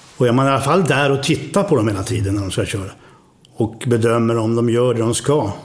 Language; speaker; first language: Swedish; native; Swedish